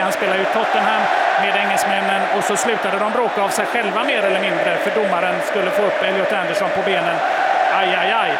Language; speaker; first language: Swedish; native; Swedish